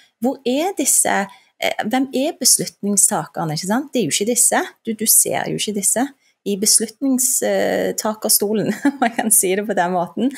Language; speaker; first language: Norwegian; early bilingual, other home language; Turkish